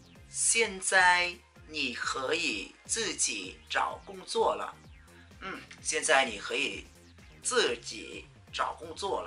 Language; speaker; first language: Chinese; non-native, fluent; Vietnamese